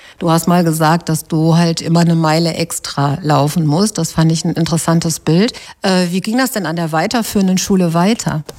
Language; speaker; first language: German; native; German